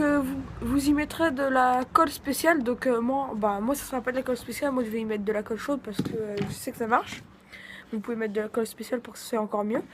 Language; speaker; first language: French; native; French